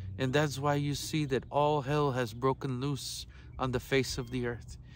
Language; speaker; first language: English; native; English